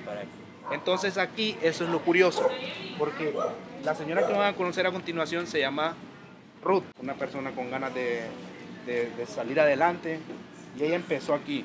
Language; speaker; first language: Spanish; native; Spanish